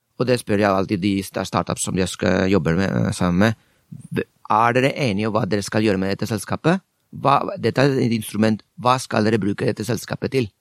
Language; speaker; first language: Norwegian; non-native, fluent; Spanish